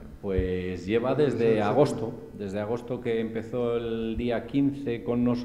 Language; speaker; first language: Spanish; native; Spanish